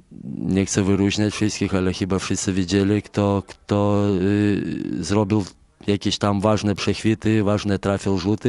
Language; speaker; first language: Polish; non-native, fluent; Lithuanian